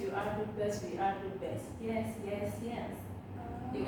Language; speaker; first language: English; non-native, learner; Indonesian